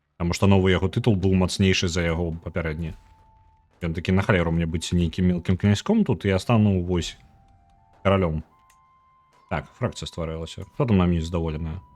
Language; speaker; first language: Belarusian; non-native, local second language; Russian